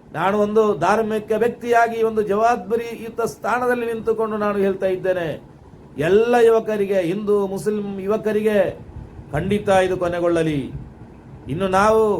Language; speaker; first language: Kannada; non-native, local second language; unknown